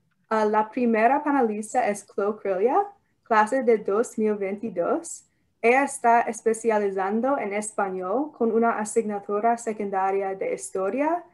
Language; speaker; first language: Spanish; non-native, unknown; English